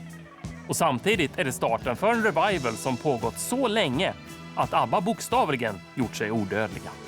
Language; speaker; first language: Swedish; native; Swedish